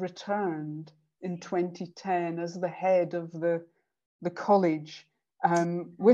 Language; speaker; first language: English; native; English